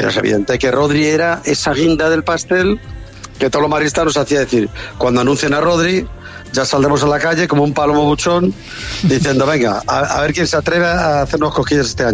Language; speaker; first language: Spanish; native; Spanish